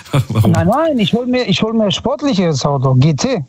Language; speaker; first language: German; early bilingual, other home language; Italian